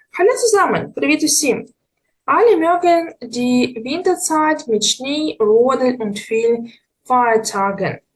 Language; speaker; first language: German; non-native, fluent; Ukrainian